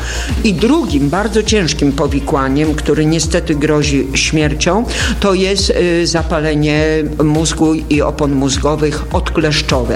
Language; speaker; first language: Polish; native; Polish